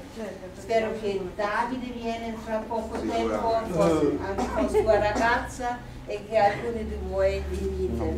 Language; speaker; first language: Italian; non-native, fluent; German